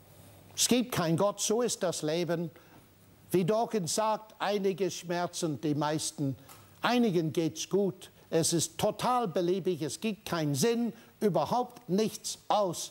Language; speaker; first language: German; non-native, fluent; English